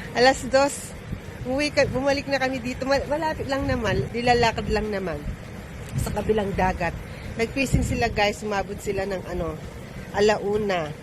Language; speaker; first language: Filipino; native; Filipino